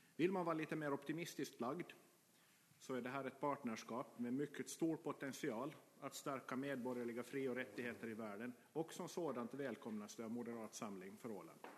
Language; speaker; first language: Swedish; native; Swedish